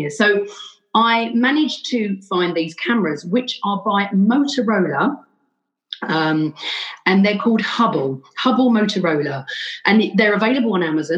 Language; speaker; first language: English; native; English